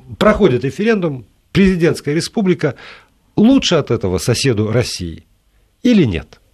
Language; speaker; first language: Russian; native; Russian